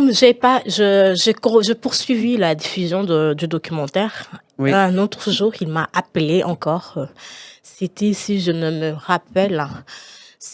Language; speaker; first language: French; non-native, local second language; Lingala